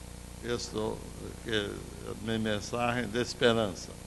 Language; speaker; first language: Portuguese; non-native, fluent; Spanish